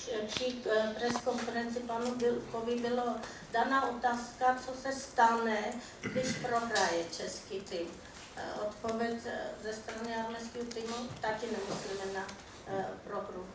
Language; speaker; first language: Czech; non-native, fluent; Armenian